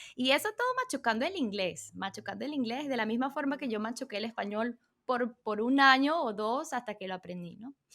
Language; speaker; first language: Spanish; early bilingual, other home language; Portuguese